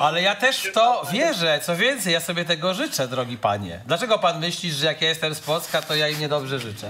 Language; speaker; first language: Polish; native; Polish